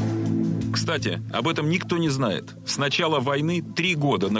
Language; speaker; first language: Russian; native; Russian